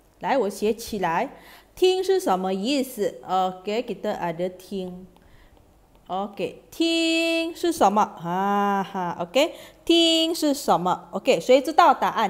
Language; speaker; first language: Chinese; non-native, fluent; Malay